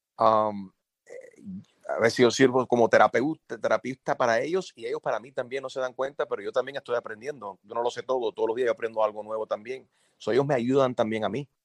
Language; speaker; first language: Spanish; early bilingual, heritage; Spanish